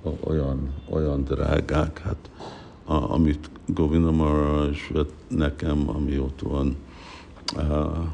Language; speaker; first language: Hungarian; early bilingual, heritage; Hungarian